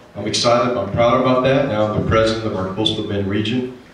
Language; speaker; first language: English; native; English